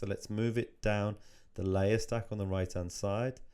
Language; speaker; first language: English; native; English